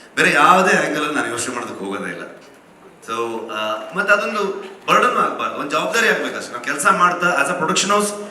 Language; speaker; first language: Kannada; native; Kannada